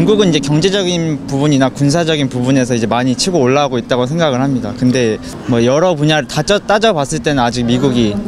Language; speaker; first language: Korean; native; Korean